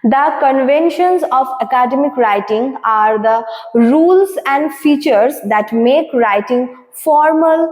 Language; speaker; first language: English; non-native, local second language; Bangla